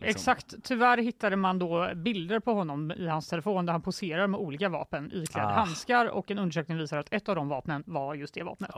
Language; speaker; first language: Swedish; native; Swedish